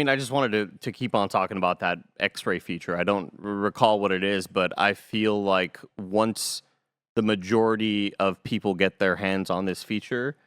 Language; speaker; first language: English; native; English